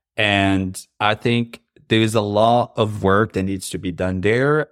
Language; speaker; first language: English; non-native, fluent; Arabic